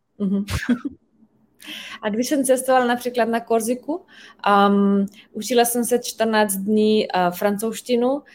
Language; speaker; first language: Czech; non-native, fluent; Slovenian